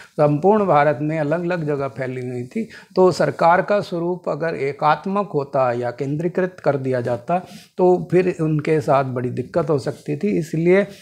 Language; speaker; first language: Hindi; native; Hindi